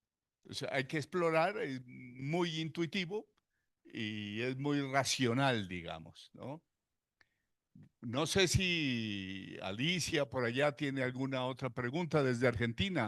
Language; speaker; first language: Spanish; native; Spanish